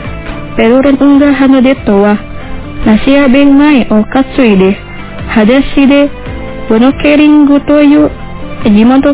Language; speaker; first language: Japanese; non-native, fluent; Indonesian